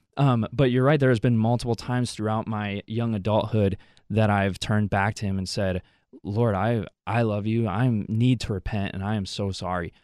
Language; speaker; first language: English; native; English